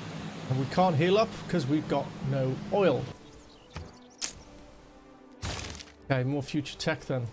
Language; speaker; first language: English; native; English